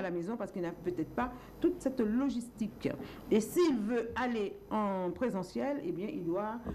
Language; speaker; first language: French; native; French